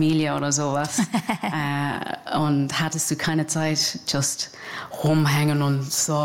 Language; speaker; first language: German; non-native, fluent; English